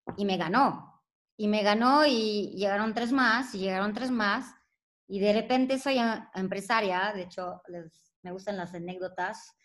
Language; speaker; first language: Spanish; non-native, fluent; French